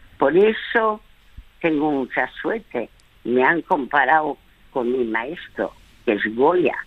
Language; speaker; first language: Spanish; early bilingual, other home language; French